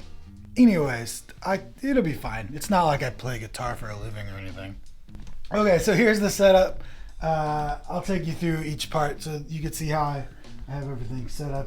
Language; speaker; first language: English; native; English